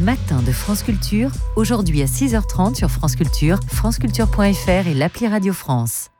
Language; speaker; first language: French; native; French